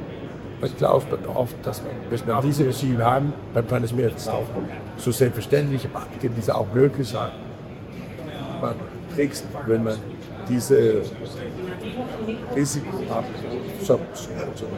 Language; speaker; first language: German; non-native, learner; Danish